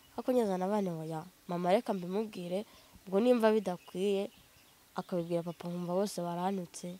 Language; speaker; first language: Kinyarwanda; native; Kinyarwanda